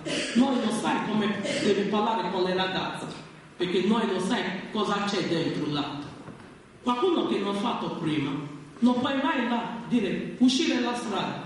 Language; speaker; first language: Italian; non-native, learner; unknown